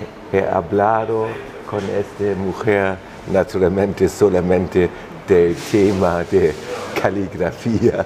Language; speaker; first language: Spanish; non-native, fluent; German